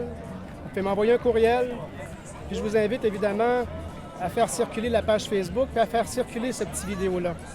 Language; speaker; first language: French; native; French